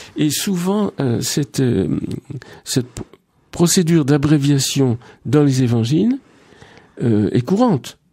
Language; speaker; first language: French; native; French